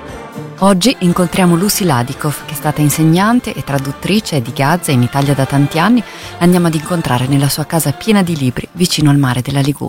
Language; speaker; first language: Italian; native; Italian